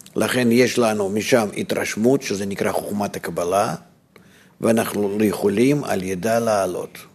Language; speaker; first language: Hebrew; non-native, fluent; Russian